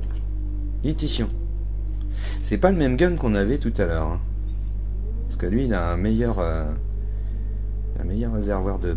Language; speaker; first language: French; native; French